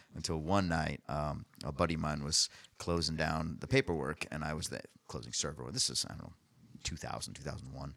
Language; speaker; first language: English; native; English